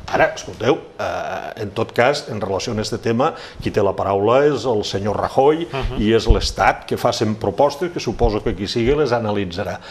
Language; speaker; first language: Catalan; native; Catalan